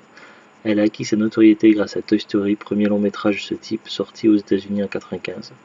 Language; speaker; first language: French; native; French